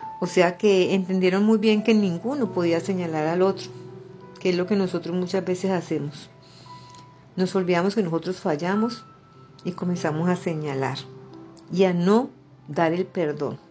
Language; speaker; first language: Spanish; native; Spanish